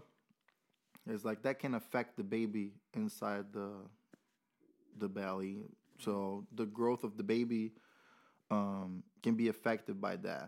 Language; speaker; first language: English; non-native, fluent; Portuguese